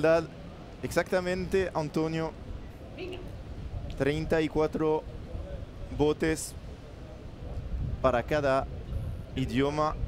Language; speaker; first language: Spanish; non-native, learner; French